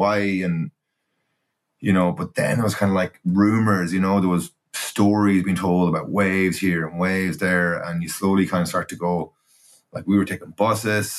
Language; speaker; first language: English; native; English